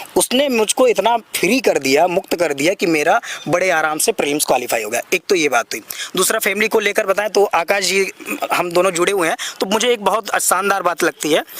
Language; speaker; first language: Hindi; native; Hindi